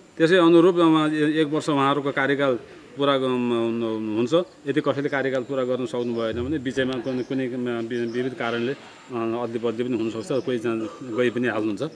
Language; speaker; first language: Nepali; native; Nepali